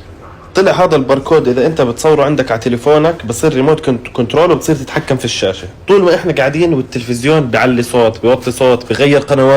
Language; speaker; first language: Arabic; native; Arabic